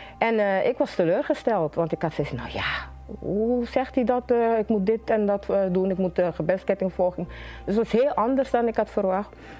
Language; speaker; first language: Dutch; native; Dutch